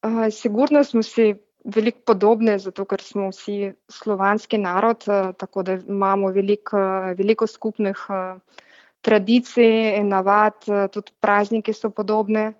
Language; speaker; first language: Slovenian; non-native, fluent; Belarusian